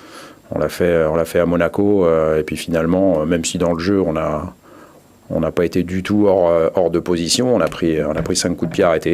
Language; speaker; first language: French; native; French